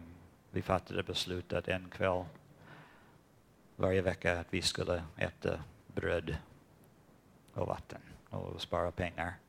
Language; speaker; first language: Swedish; non-native, fluent; English